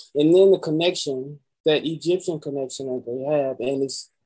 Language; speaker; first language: English; native; English